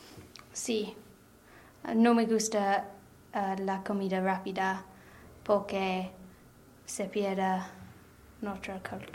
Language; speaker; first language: Spanish; non-native, learner; English